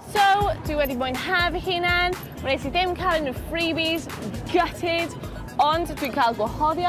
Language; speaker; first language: Welsh; native; Welsh